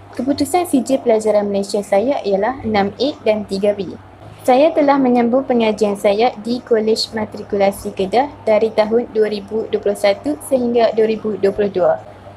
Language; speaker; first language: Malay; native; Malay